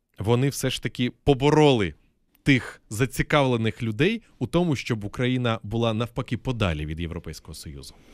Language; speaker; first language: Ukrainian; native; Ukrainian